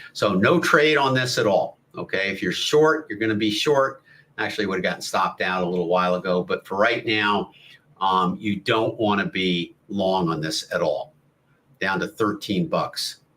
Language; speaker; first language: English; native; English